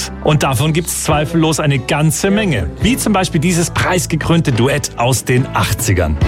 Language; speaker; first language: German; native; German